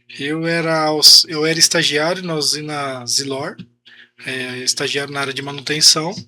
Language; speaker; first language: Portuguese; native; Portuguese